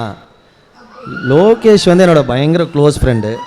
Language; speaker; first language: Tamil; native; Tamil